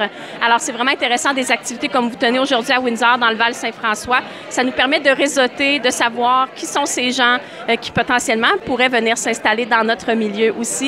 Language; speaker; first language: French; native; French